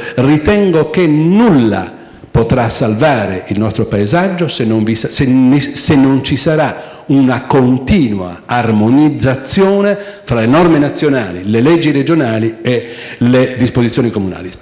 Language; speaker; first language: Italian; native; Italian